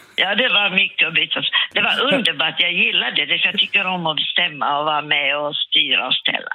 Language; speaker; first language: Swedish; non-native, local second language; Finnish